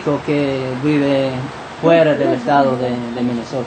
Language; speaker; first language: Spanish; non-native, fluent; English